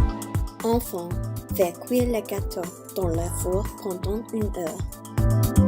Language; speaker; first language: French; non-native, learner; English